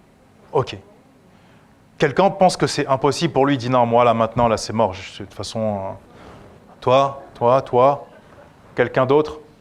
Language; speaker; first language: French; native; French